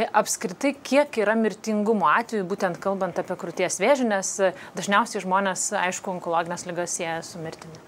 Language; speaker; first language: Lithuanian; native; Lithuanian